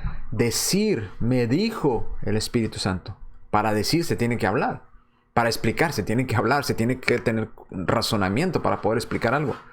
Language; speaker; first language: Spanish; native; Spanish